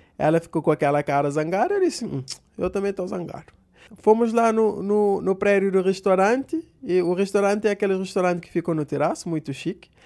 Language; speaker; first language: Portuguese; non-native, local second language; Kabuverdianu